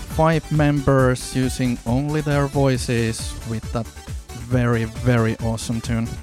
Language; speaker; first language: English; non-native, fluent; Finnish